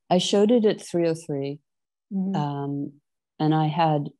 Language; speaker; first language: English; native; English